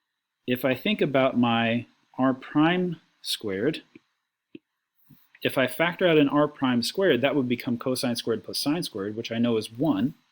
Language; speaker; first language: English; native; English